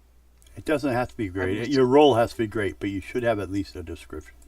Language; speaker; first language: English; native; English